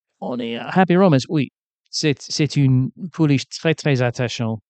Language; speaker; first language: French; non-native, fluent; English